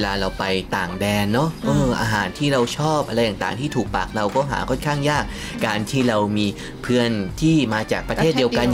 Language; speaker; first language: Thai; native; Thai